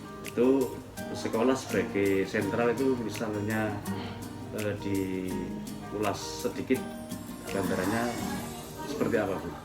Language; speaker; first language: Indonesian; native; Indonesian